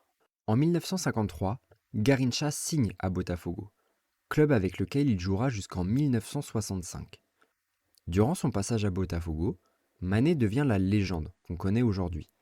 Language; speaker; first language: French; native; French